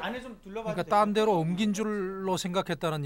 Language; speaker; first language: Korean; native; Korean